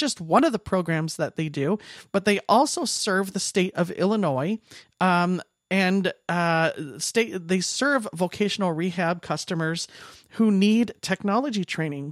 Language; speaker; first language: English; native; English